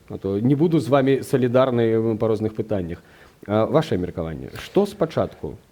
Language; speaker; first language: Belarusian; non-native, local second language; Russian